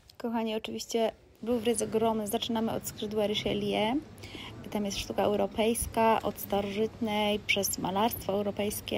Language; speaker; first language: Polish; native; Polish